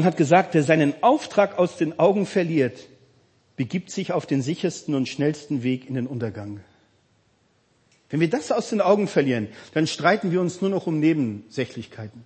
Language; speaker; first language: German; native; German